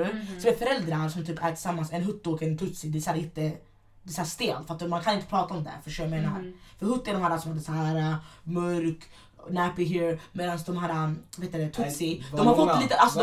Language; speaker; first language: Swedish; early bilingual, other home language; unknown